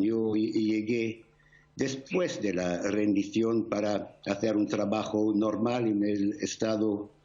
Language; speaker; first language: Spanish; non-native, fluent; English